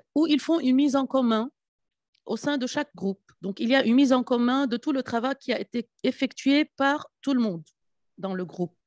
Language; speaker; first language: French; non-native, local second language; Arabic